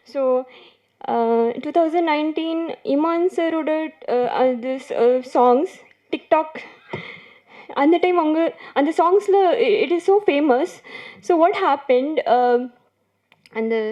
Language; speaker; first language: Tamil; non-native, learner; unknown